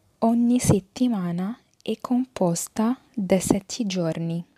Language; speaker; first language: Italian; non-native, fluent; Arabic